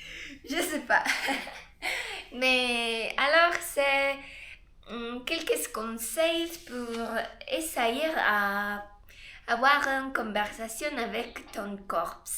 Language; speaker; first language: French; non-native, learner; Spanish